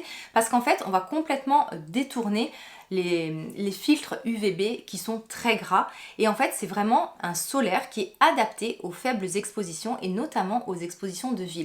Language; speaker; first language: French; native; French